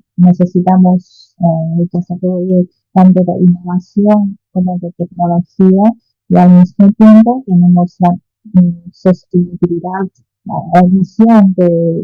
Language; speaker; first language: Spanish; non-native, fluent; Chinese